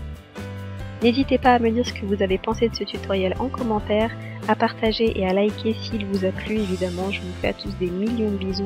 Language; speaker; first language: French; native; French